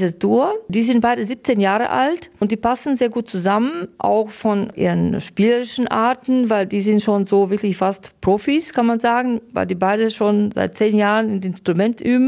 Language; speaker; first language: German; non-native, fluent; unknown